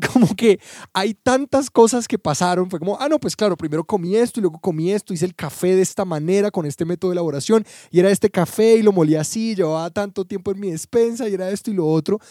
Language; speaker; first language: Spanish; native; Spanish